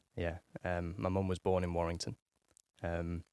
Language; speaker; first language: English; native; English